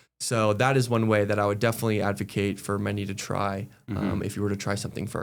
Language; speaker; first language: English; native; English